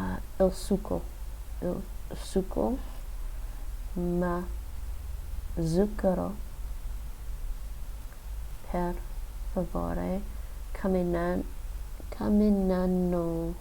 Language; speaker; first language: Italian; non-native, learner; English